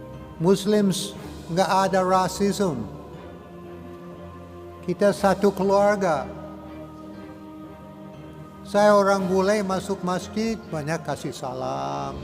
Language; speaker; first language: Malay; non-native, fluent; English